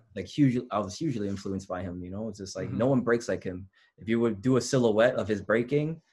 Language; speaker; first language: English; native; English